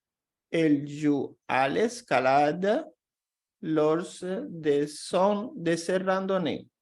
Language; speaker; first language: French; non-native, fluent; Portuguese